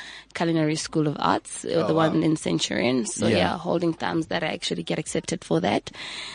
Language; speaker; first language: English; non-native, local second language; Tswana